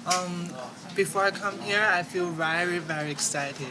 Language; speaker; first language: English; non-native, learner; Chinese